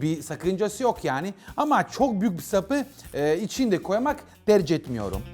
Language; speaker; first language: Turkish; non-native, learner; Italian